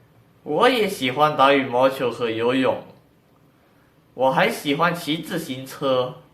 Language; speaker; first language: Chinese; non-native, learner; Indonesian